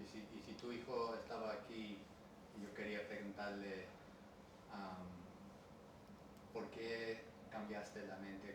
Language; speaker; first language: Spanish; early bilingual, heritage; English